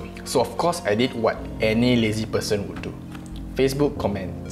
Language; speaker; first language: English; non-native, local second language; Malay